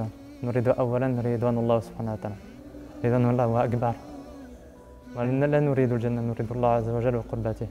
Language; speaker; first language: Arabic; non-native, learner; French